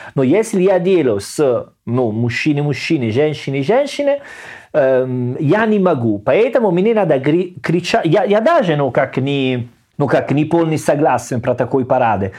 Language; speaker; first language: Russian; non-native, learner; Italian